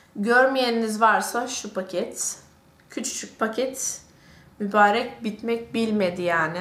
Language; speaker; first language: Turkish; early bilingual, heritage; Turkish